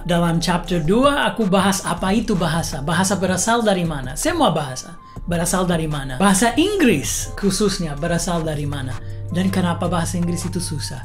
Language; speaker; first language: Indonesian; non-native, fluent; English